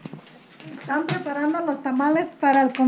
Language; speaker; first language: Spanish; native; Spanish